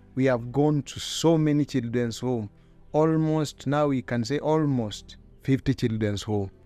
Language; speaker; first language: English; non-native, local second language; Luyia